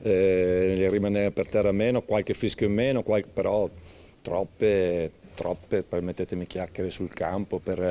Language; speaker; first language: Italian; native; Italian